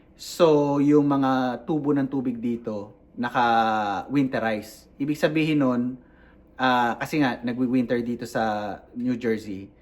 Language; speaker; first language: Filipino; native; Filipino